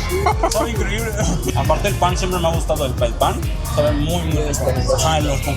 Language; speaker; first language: Spanish; native; Spanish